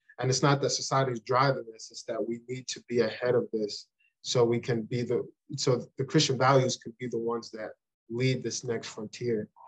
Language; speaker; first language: English; early bilingual, other home language; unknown